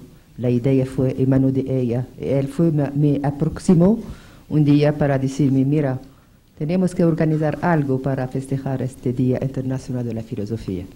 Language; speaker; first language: Spanish; non-native, fluent; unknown